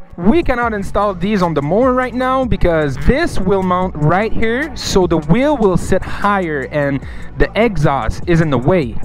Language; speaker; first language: English; non-native, fluent; French